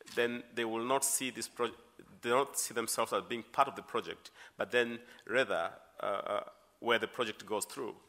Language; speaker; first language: English; non-native, local second language; Swahili